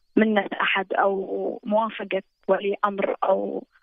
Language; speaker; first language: Arabic; native; Arabic